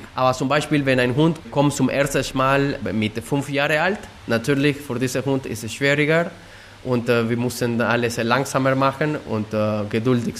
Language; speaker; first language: German; non-native, fluent; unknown